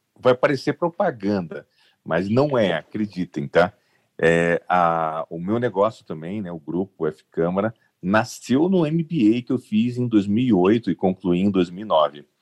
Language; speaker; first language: Portuguese; native; Portuguese